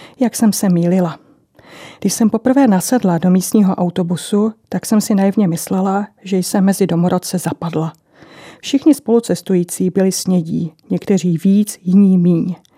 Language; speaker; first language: Czech; native; Czech